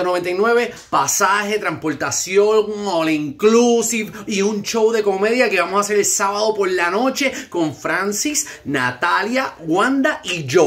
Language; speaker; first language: Spanish; native; Spanish